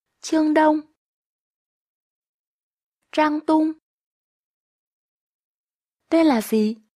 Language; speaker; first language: Chinese; non-native, fluent; Vietnamese